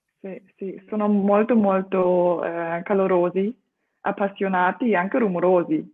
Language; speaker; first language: Italian; non-native, fluent; German